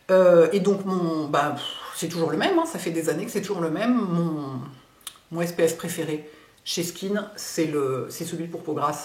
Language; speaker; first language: French; native; French